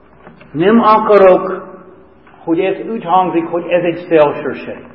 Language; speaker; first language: Hungarian; non-native, fluent; English